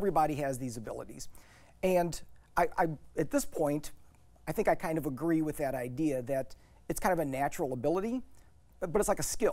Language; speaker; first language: English; native; English